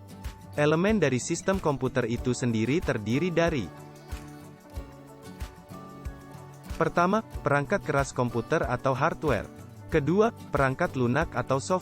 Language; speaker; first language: Indonesian; native; Indonesian